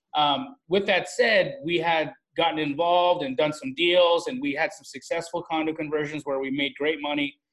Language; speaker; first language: English; native; English